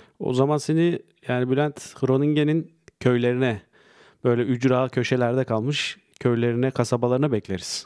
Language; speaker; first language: Turkish; native; Turkish